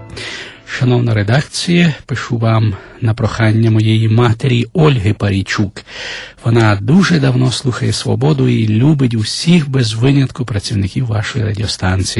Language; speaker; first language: Ukrainian; native; Ukrainian